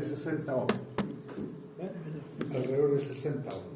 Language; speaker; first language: Spanish; native; Spanish